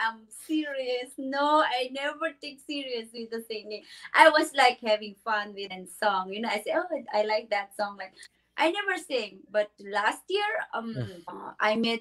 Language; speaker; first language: English; non-native, learner; Tibetan